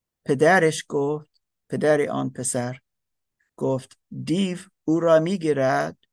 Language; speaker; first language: Persian; non-native, fluent; English